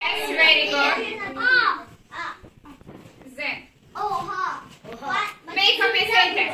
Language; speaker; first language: English; non-native, learner; Azerbaijani